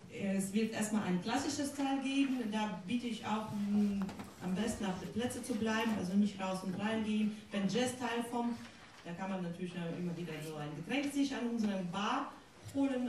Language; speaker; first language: German; non-native, fluent; Russian